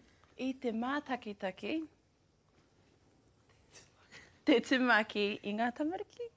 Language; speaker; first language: Māori; non-native, learner; English